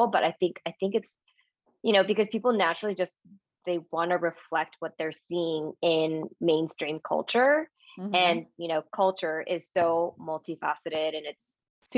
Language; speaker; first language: English; native; English